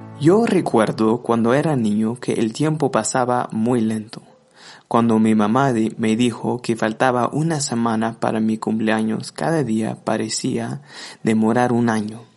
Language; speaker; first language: Spanish; non-native, fluent; English